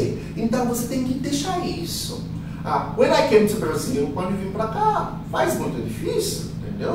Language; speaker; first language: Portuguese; non-native, fluent; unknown